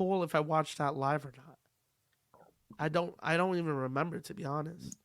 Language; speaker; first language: English; native; English